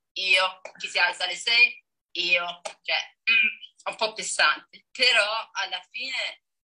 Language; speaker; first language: Italian; non-native, fluent; Danish